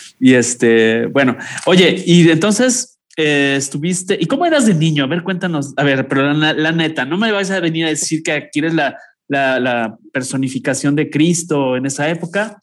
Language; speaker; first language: Spanish; native; Spanish